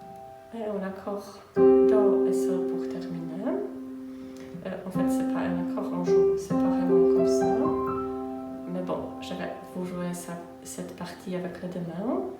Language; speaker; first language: French; non-native, fluent; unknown